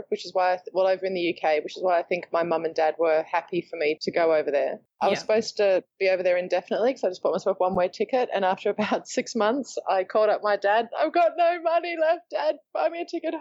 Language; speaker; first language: English; native; English